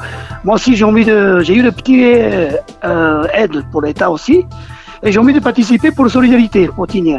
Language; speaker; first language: French; non-native, learner; Japanese